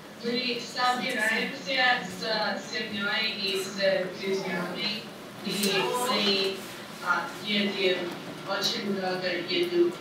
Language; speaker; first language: Russian; non-native, learner; English